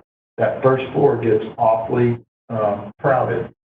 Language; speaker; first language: English; native; English